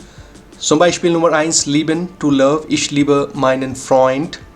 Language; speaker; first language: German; non-native, fluent; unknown